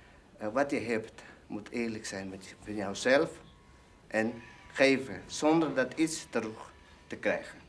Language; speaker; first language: Dutch; non-native, learner; Spanish